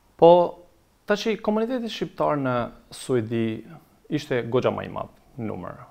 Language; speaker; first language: Albanian; native; Albanian